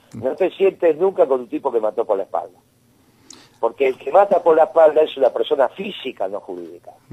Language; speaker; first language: Spanish; native; Spanish